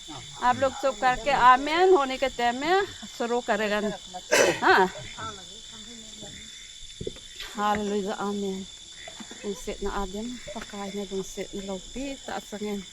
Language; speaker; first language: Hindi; non-native, local second language; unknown